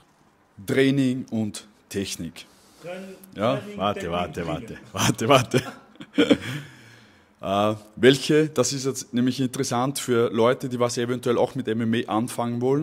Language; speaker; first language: German; native; German